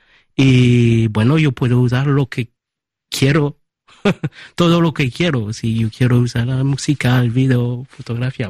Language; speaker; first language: Spanish; early bilingual, heritage; Spanish